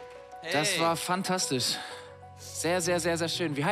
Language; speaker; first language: German; native; German